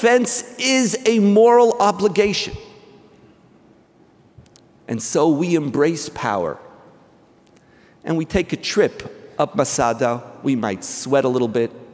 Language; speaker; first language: English; native; English